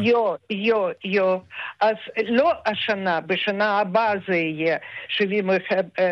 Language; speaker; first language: Hebrew; non-native, fluent; Russian